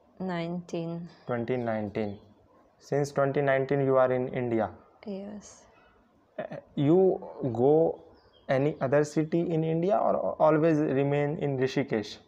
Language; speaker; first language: English; non-native, local second language; Hindi